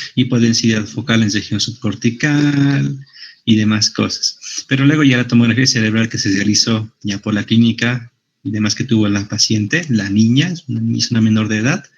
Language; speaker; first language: Spanish; native; Spanish